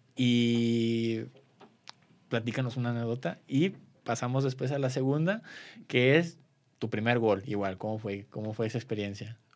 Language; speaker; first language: Spanish; native; Spanish